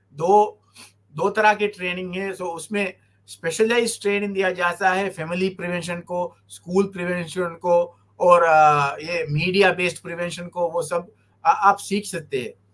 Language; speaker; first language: Hindi; non-native, fluent; Divehi